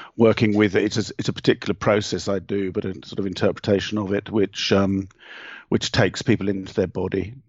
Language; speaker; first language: English; native; English